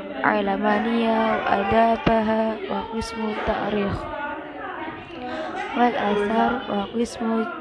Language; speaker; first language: Arabic; non-native, learner; Indonesian